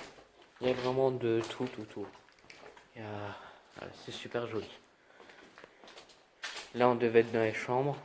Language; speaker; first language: French; native; French